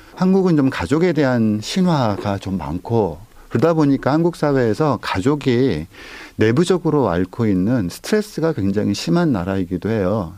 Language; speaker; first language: Korean; native; Korean